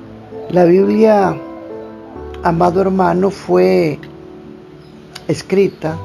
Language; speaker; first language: Spanish; native; Spanish